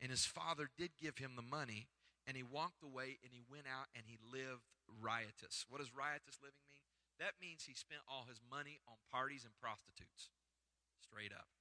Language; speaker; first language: English; native; English